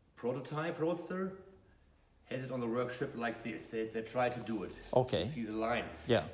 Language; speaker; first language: English; non-native, fluent; German